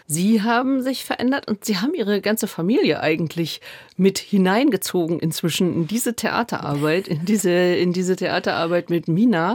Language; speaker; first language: German; native; German